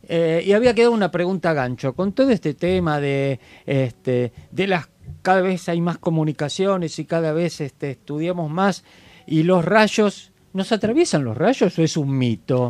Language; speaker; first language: Spanish; native; Spanish